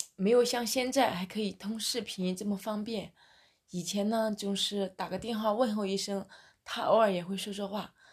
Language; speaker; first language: Chinese; native; Chinese